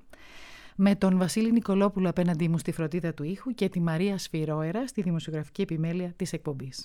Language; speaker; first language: Greek; native; Greek